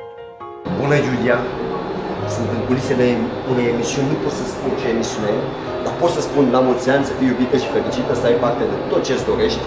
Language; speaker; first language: Romanian; native; Romanian